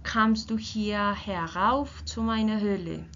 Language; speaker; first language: German; non-native, learner; Spanish